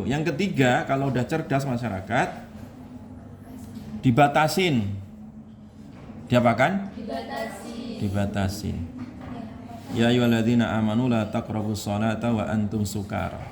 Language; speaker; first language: Indonesian; native; Indonesian